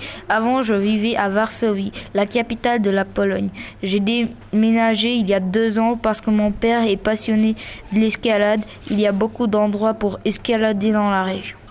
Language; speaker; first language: French; early bilingual, other home language; Polish